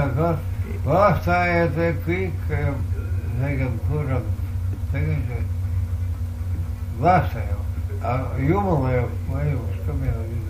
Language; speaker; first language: Estonian; non-native, local second language; Russian